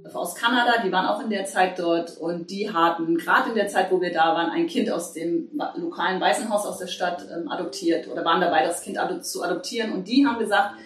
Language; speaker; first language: German; native; German